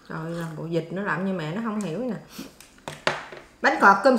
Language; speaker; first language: Vietnamese; native; Vietnamese